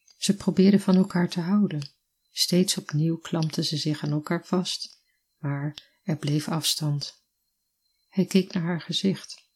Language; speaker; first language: Dutch; native; Dutch